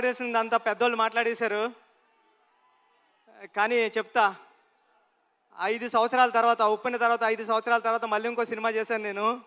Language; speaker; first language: Telugu; native; Telugu